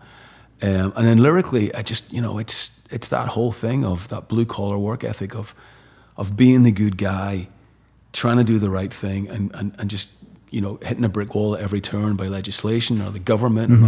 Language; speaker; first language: English; native; English